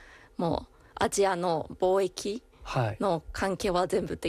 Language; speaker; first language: Japanese; non-native, fluent; Chinese